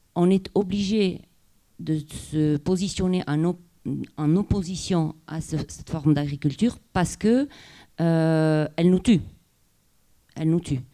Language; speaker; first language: French; non-native, local second language; Basque